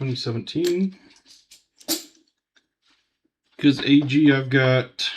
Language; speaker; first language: English; native; English